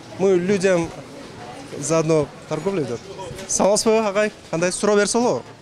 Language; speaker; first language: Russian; non-native, local second language; Kyrgyz